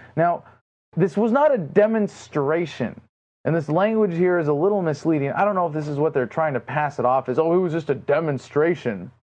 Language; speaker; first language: English; native; English